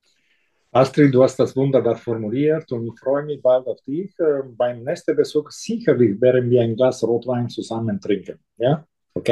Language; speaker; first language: German; non-native, fluent; Italian